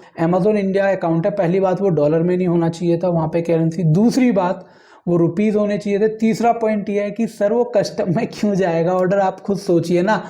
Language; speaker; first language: Hindi; native; Hindi